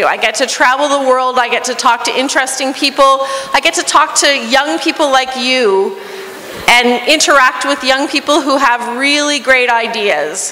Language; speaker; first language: English; native; English